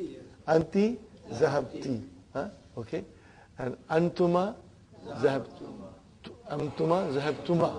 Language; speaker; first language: Arabic; non-native, fluent; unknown